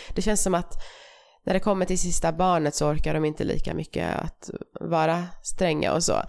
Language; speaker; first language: Swedish; early bilingual, other home language; Persian